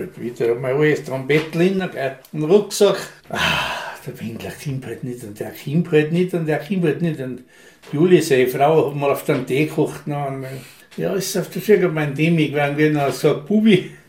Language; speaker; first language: German; native; German